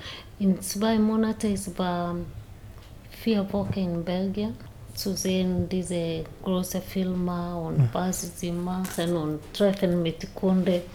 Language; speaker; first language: German; non-native, learner; Swahili